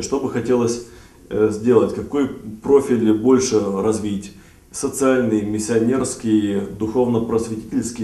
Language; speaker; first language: Russian; native; Russian